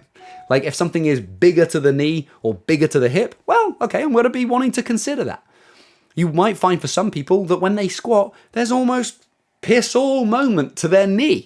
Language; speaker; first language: English; native; English